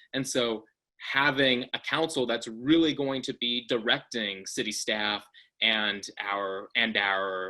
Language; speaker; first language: English; native; English